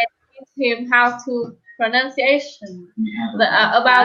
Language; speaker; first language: English; non-native, learner; Vietnamese